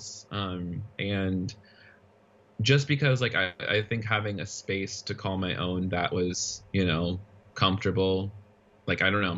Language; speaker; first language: English; native; English